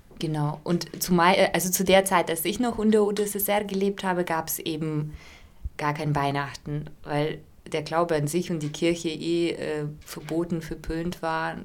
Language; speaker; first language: German; non-native, fluent; Russian